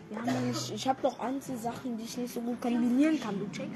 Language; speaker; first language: German; early bilingual, other home language; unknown